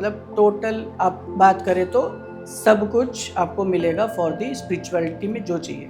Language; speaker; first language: Hindi; non-native, local second language; Tamil